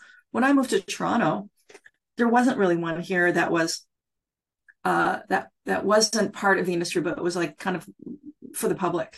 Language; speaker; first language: English; native; English